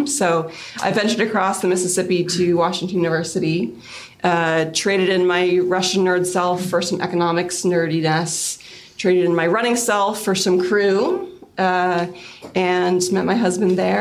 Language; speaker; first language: English; native; English